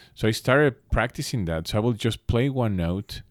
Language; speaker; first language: English; non-native, fluent; Spanish